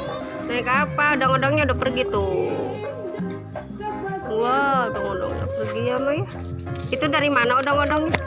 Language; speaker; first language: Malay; non-native, local second language; Sundanese